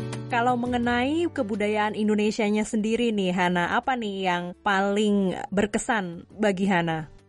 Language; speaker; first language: Indonesian; native; Indonesian